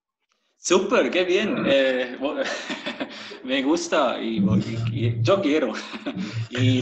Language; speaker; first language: Spanish; non-native, fluent; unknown